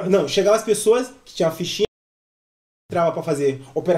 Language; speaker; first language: Portuguese; native; Portuguese